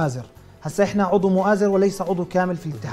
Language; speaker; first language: Arabic; native; Arabic